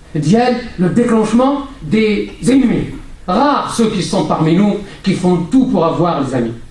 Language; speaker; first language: French; non-native, local second language; Arabic